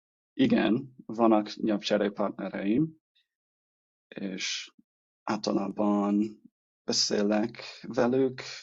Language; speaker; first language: Hungarian; non-native, learner; English